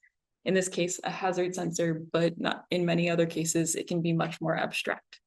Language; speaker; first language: English; native; English